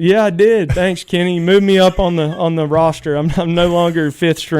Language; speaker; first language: English; native; English